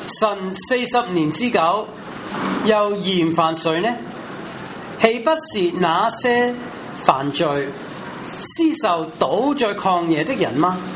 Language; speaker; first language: Chinese; non-native, local second language; Cantonese